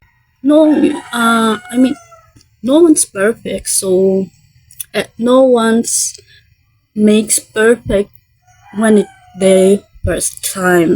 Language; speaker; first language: English; non-native, learner; Filipino